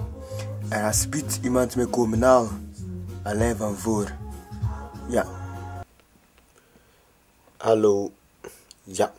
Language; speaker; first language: Dutch; non-native, fluent; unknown